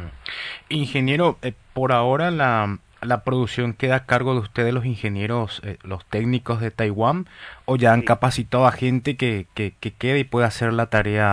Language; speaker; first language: Spanish; native; Spanish